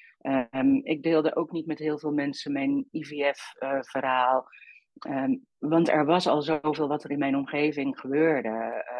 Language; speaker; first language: Dutch; native; Dutch